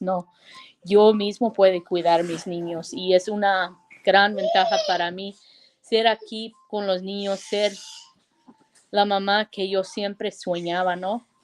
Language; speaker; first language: Spanish; early bilingual, heritage; Spanish